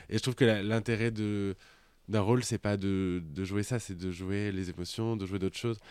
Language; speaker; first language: French; native; French